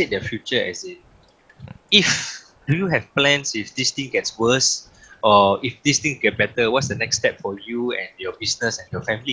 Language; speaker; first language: English; native; English